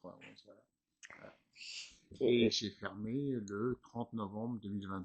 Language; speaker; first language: French; native; French